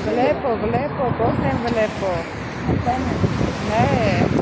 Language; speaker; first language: Greek; non-native, fluent; Armenian